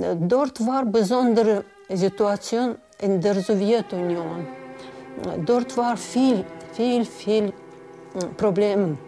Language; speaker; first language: German; non-native, learner; Russian